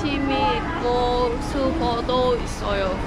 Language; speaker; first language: Korean; non-native, learner; Vietnamese